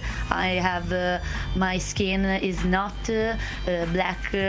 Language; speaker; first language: English; non-native, fluent; Italian